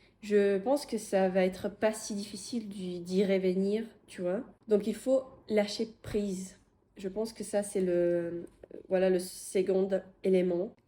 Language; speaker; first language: French; non-native, fluent; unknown